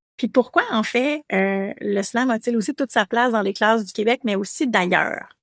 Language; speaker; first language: French; native; French